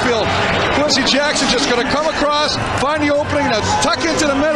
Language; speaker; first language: English; native; English